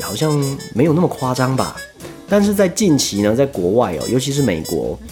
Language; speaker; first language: Chinese; native; Chinese